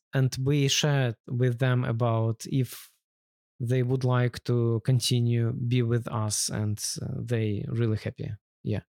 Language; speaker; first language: English; non-native, learner; Ukrainian